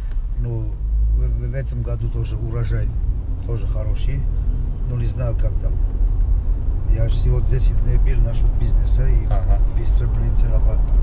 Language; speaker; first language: Russian; non-native, local second language; Armenian